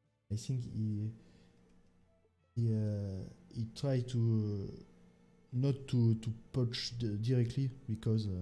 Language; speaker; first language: English; non-native, learner; French